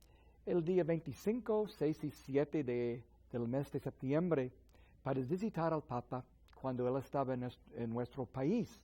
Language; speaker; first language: Spanish; non-native, fluent; English